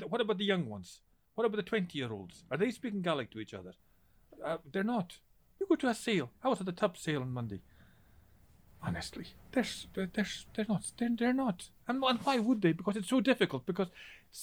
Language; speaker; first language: English; native; English